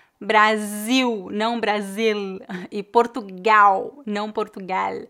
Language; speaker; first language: Portuguese; native; Portuguese